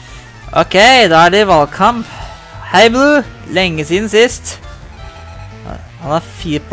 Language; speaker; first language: Norwegian; native; Norwegian